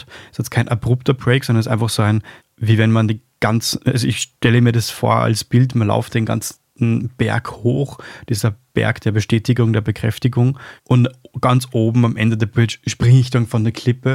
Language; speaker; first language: German; native; German